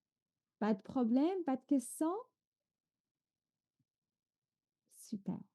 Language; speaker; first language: French; non-native, fluent; Chinese